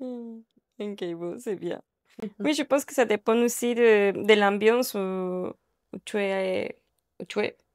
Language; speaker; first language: French; non-native, learner; Spanish